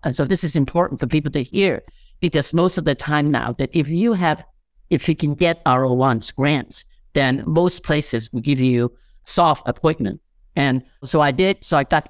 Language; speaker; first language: English; non-native, local second language; Cantonese